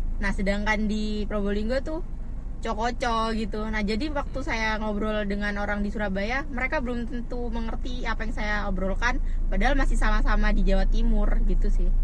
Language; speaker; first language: Indonesian; native; Indonesian